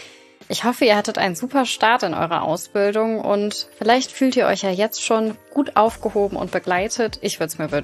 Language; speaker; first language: German; native; German